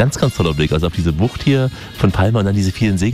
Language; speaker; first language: German; native; German